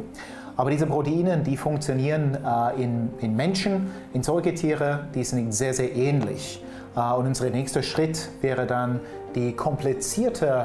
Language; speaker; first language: German; non-native, fluent; English